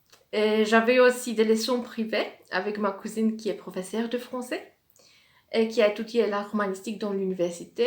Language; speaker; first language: French; non-native, fluent; Polish